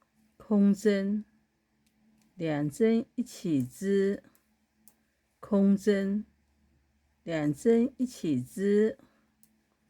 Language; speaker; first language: Chinese; native; Chinese